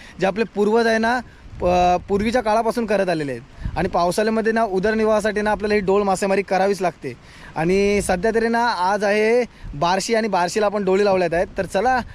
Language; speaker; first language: Marathi; native; Marathi